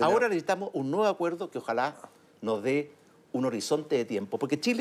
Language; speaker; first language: Spanish; native; Spanish